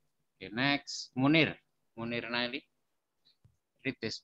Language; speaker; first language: English; non-native, fluent; Indonesian